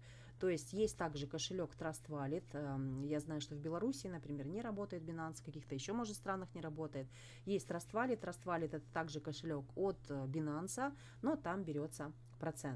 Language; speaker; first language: Russian; native; Russian